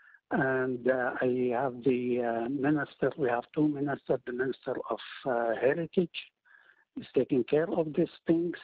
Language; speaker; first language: English; non-native, fluent; Arabic